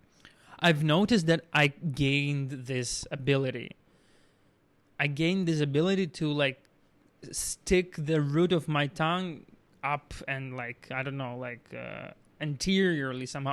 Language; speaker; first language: English; non-native, fluent; Russian